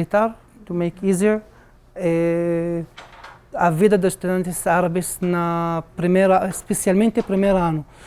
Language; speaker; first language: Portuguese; non-native, learner; Arabic